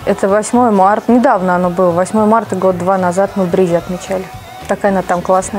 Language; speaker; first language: Russian; native; Russian